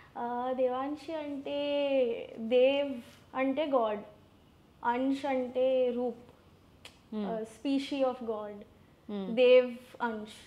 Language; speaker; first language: Telugu; non-native, learner; Gujarati